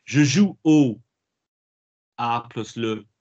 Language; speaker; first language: French; non-native, fluent; English